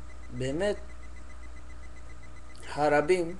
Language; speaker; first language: Hebrew; non-native, learner; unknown